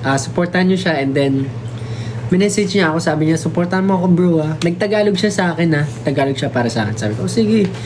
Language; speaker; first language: Filipino; non-native, local second language; Waray